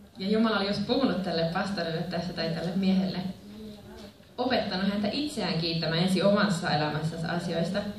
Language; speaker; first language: Finnish; early bilingual, other home language; Spanish